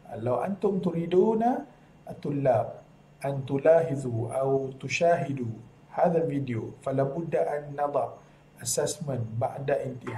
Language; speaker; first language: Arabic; non-native, fluent; Malay